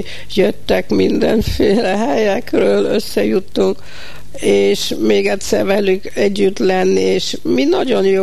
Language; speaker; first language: Hungarian; early bilingual, heritage; Hungarian